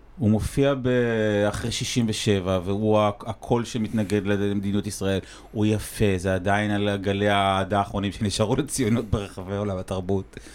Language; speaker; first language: Hebrew; native; Hebrew